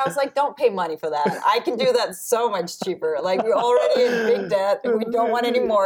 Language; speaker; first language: English; non-native, fluent; Danish